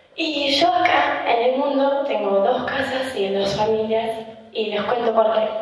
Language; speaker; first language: Spanish; non-native, fluent; German